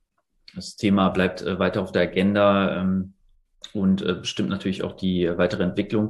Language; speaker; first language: German; native; German